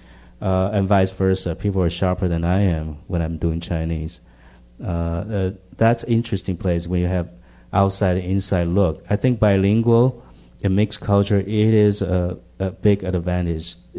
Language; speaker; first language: English; non-native, fluent; Chinese